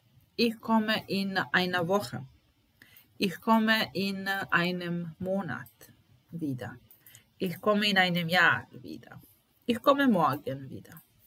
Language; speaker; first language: German; non-native, fluent; Italian